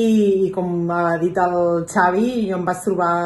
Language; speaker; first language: Catalan; non-native, local second language; Spanish